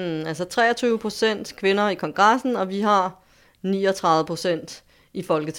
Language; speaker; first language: Danish; native; Danish